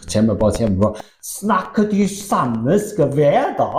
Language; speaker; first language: Norwegian; non-native, fluent; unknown